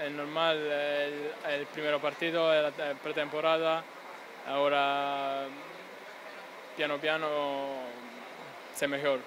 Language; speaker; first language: Spanish; non-native, learner; Italian